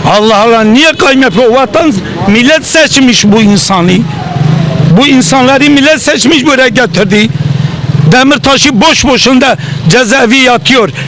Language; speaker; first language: Turkish; non-native, local second language; Kurdish